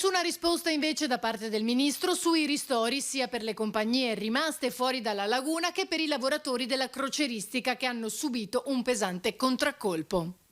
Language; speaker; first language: Italian; native; Italian